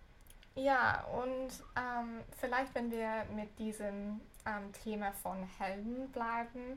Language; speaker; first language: German; non-native, fluent; English